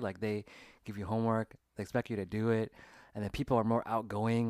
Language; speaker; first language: English; early bilingual, other home language; Vietnamese